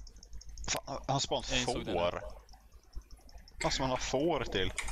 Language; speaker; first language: Swedish; native; Swedish